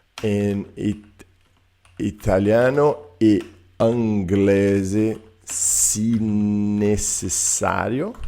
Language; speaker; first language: Italian; non-native, learner; Portuguese